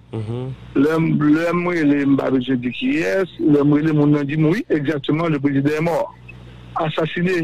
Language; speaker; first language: French; non-native, local second language; Haitian Creole